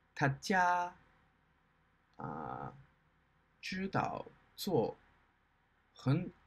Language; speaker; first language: Chinese; non-native, learner; English